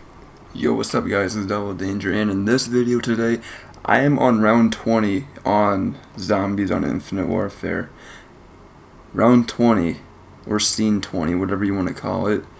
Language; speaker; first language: English; native; English